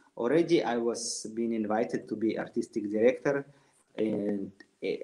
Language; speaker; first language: English; non-native, fluent; Russian